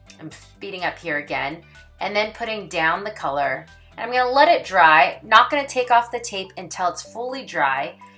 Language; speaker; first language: English; native; English